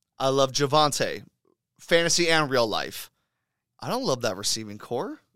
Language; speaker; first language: English; native; English